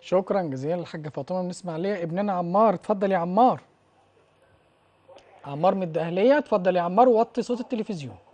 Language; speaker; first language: Arabic; native; Arabic